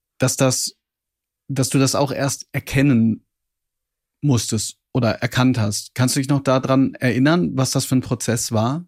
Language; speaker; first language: German; native; German